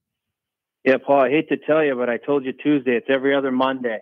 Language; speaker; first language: English; native; English